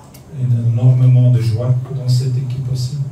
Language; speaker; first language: French; non-native, learner; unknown